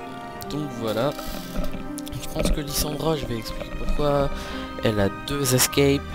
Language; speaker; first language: French; native; French